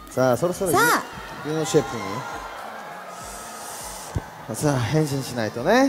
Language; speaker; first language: Japanese; non-native, fluent; Korean